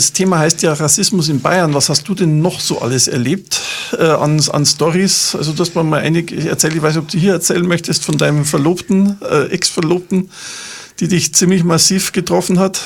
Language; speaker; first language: German; native; German